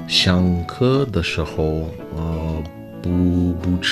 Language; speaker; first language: Chinese; non-native, learner; English